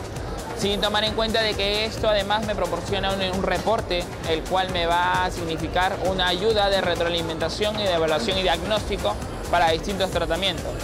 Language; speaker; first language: Spanish; native; Spanish